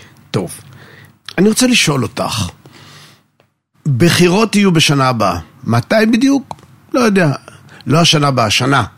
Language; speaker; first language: Hebrew; native; Hebrew